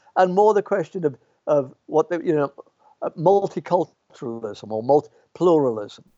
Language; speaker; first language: English; native; English